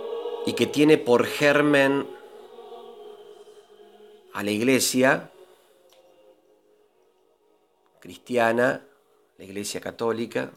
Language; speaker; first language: Spanish; native; Spanish